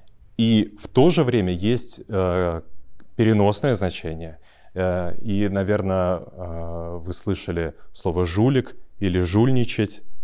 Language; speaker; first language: Russian; native; Russian